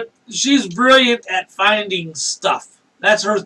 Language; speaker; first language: English; native; English